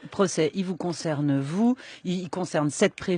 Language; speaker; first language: French; native; French